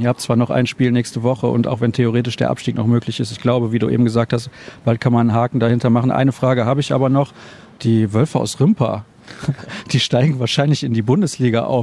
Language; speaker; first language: German; native; German